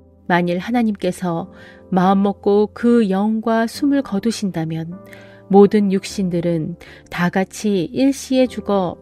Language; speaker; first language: Korean; native; Korean